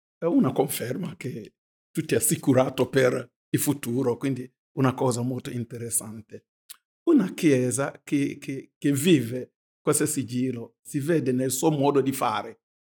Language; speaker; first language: Italian; non-native, fluent; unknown